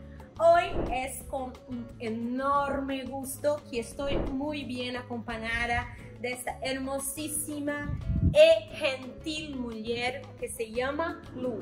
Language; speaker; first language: Spanish; non-native, learner; Portuguese